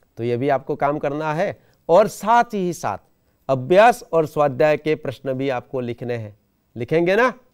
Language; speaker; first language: Hindi; non-native, local second language; Gujarati